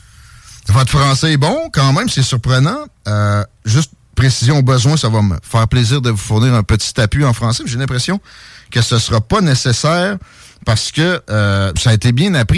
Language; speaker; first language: French; native; French